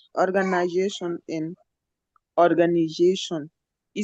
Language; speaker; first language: English; non-native, learner; French